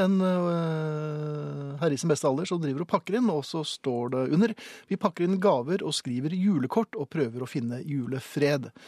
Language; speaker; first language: Norwegian; native; Norwegian